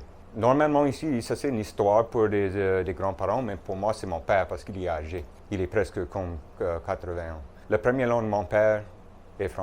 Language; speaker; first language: French; non-native, local second language; English